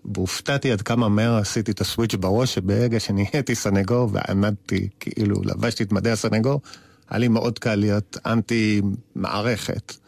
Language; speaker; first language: Hebrew; native; Hebrew